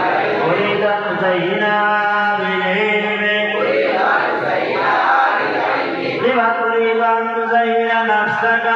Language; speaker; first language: Arabic; non-native, fluent; Bangla